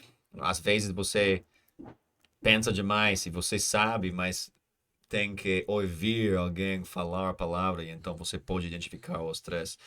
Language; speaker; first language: Portuguese; non-native, learner; English